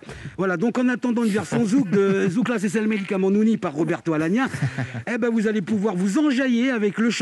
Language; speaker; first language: French; native; French